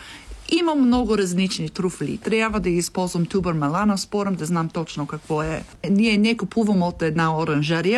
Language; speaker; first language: Bulgarian; non-native, learner; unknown